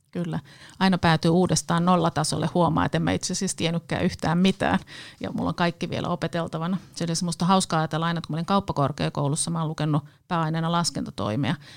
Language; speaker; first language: Finnish; native; Finnish